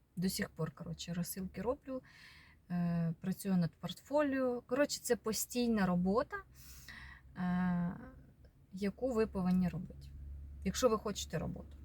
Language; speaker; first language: Ukrainian; non-native, local second language; Russian